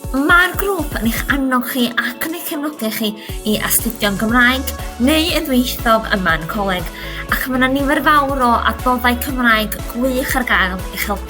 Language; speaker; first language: Welsh; native; Welsh